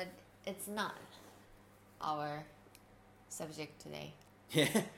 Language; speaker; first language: English; non-native, learner; Japanese